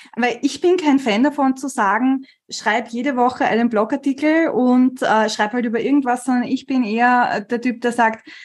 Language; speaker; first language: German; native; German